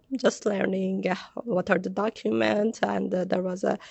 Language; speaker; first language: English; non-native, fluent; Persian